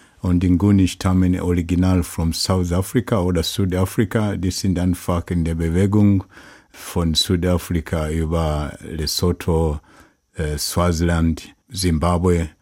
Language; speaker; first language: German; non-native, learner; Swahili